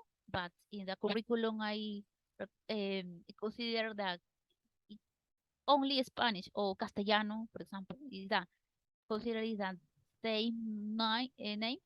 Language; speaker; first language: English; non-native, learner; Spanish